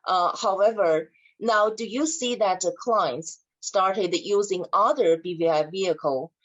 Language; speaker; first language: English; non-native, fluent; Chinese